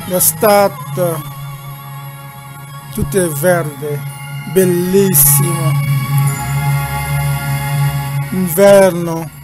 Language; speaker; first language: Italian; non-native, learner; Dyula